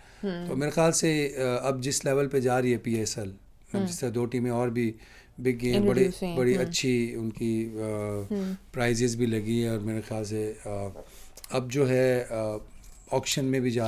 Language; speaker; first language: Urdu; native; Urdu